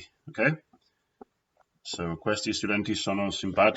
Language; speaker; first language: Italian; non-native, fluent; English